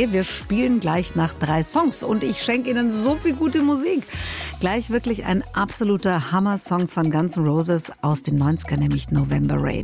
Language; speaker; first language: German; native; German